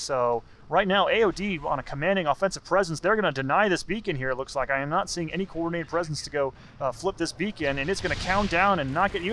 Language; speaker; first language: English; native; English